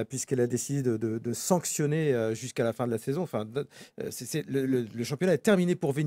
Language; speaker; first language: French; native; French